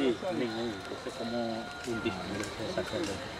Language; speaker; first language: Spanish; non-native, learner; Balinese